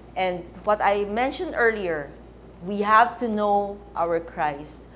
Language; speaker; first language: English; non-native, local second language; Filipino